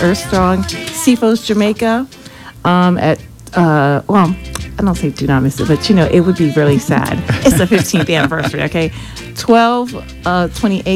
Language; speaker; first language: English; early bilingual, other home language; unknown